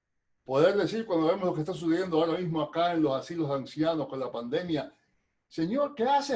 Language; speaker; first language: Spanish; native; Spanish